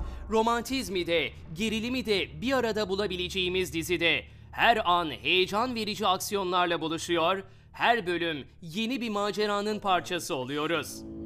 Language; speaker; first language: Turkish; native; Turkish